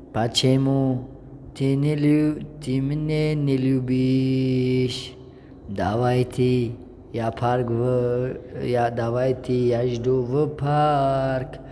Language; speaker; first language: Russian; non-native, learner; Tajik